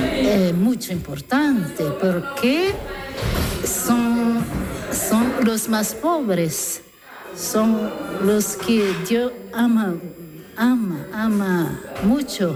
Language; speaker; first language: Spanish; non-native, learner; Italian